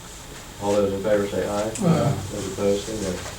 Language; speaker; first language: English; native; English